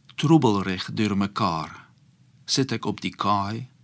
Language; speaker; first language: Dutch; non-native, fluent; Polish